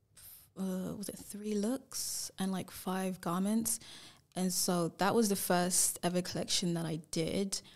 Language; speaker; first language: English; native; English